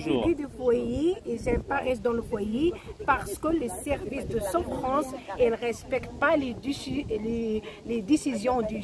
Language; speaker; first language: French; non-native, learner; Arabic